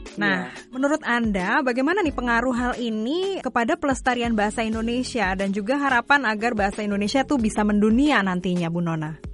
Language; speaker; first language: Indonesian; native; Indonesian